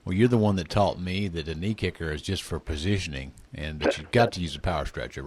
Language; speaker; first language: English; native; English